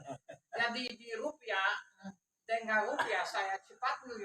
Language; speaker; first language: Indonesian; non-native, learner; Dutch